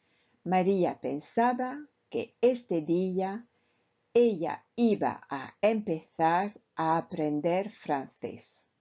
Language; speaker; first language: Spanish; non-native, fluent; French